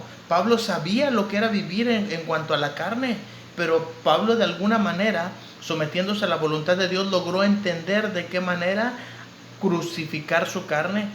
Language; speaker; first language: Spanish; native; Spanish